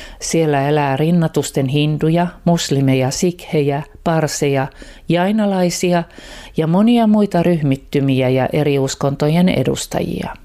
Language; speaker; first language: Finnish; native; Finnish